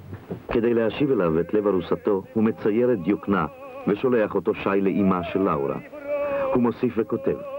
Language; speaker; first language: Hebrew; native; Hebrew